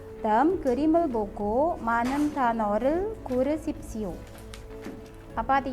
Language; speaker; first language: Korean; non-native, fluent; Indonesian